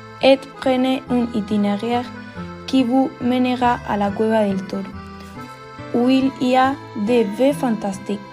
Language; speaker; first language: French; non-native, learner; Spanish